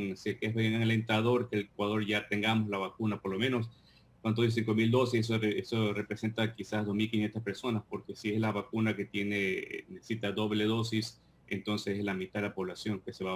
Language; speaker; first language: Spanish; native; Spanish